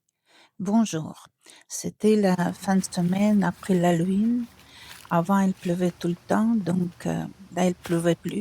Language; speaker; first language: French; non-native, fluent; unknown